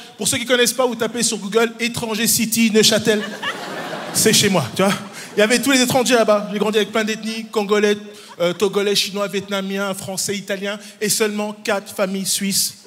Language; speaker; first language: French; early bilingual, other home language; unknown